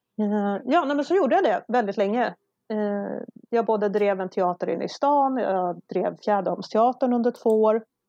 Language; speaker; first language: Swedish; non-native, local second language; Polish